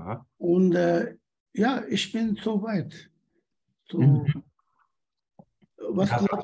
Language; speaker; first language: German; non-native, learner; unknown